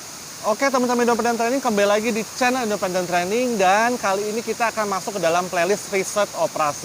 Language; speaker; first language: Indonesian; native; Indonesian